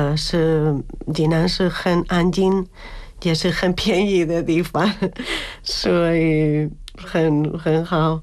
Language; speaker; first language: Chinese; non-native, learner; Spanish